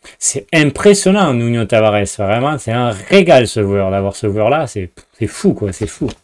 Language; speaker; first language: French; native; French